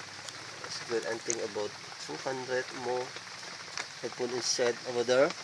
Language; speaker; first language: English; non-native, learner; Indonesian